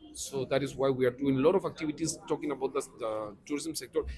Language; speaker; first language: English; non-native, fluent; Spanish